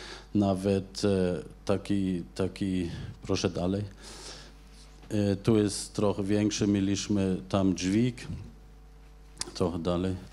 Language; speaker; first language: Polish; non-native, fluent; German